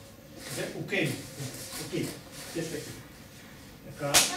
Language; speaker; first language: Hebrew; non-native, learner; Russian